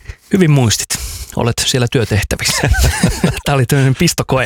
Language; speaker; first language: Finnish; native; Finnish